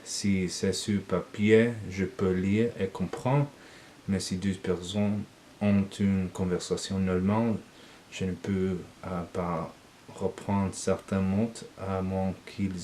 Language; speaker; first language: French; non-native, learner; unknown